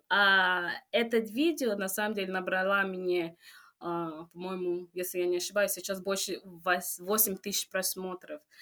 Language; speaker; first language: Russian; non-native, fluent; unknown